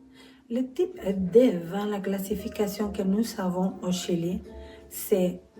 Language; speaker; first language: French; non-native, fluent; Spanish